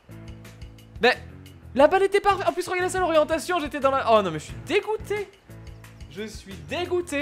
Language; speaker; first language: French; native; French